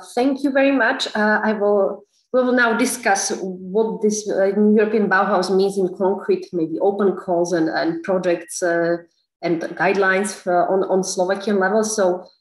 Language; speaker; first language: English; non-native, fluent; Slovak